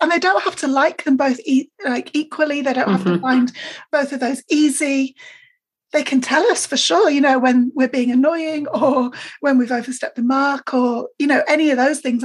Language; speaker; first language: English; native; English